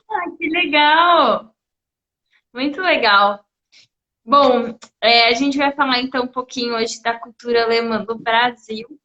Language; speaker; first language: Portuguese; native; Portuguese